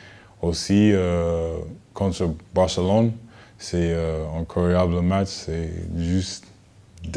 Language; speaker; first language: French; non-native, learner; English